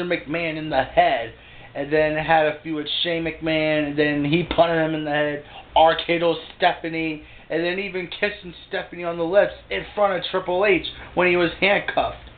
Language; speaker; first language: English; native; English